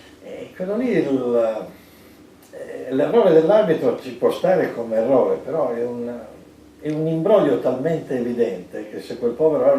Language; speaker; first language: Italian; native; Italian